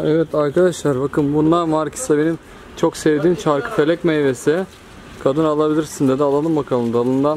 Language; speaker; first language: Turkish; native; Turkish